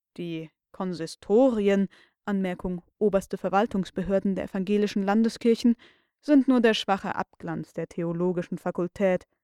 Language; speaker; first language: German; native; German